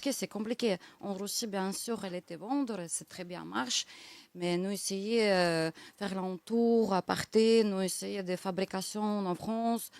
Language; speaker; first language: French; non-native, learner; Russian